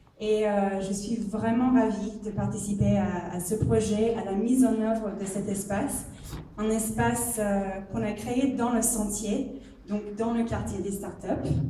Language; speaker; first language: French; non-native, fluent; English